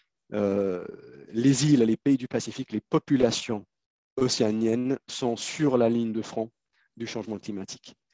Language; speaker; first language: French; native; French